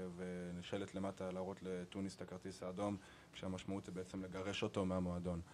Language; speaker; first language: Hebrew; native; Hebrew